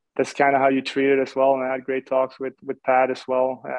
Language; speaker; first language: English; non-native, fluent; Swedish